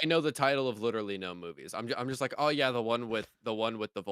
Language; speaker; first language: English; native; English